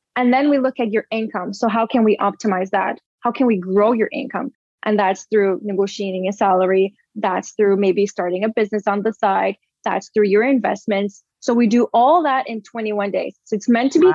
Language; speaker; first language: English; early bilingual, other home language; Portuguese